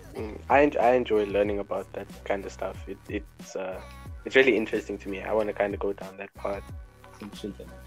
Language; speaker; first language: English; native; English